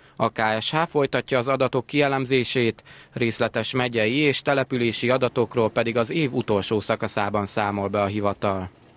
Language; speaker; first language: Hungarian; native; Hungarian